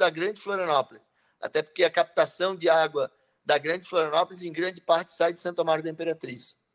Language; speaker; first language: Portuguese; native; Portuguese